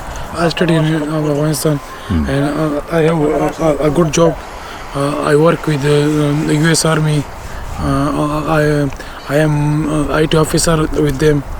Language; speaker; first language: English; non-native, learner; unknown